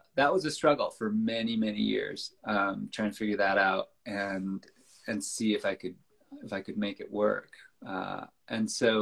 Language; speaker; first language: English; native; English